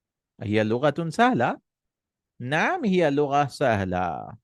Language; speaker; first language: Arabic; non-native, fluent; Urdu